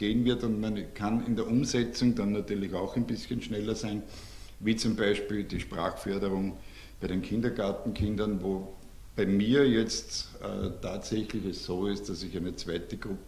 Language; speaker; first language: German; native; German